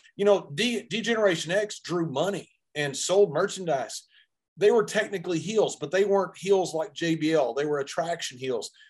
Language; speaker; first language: English; native; English